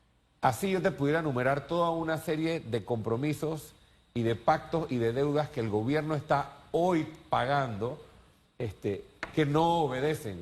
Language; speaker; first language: Spanish; native; Spanish